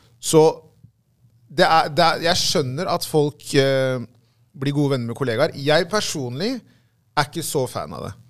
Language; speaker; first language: Norwegian; early bilingual, other home language; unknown